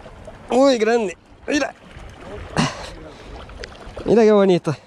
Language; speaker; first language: Spanish; non-native, learner; Portuguese